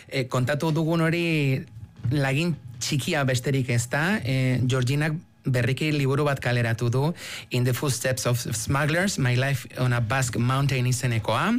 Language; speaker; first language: Basque; native; Basque